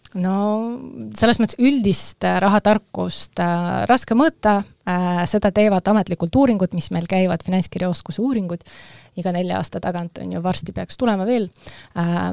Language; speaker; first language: Estonian; non-native, local second language; Russian